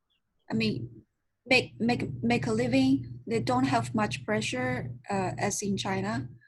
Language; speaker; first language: English; non-native, learner; Chinese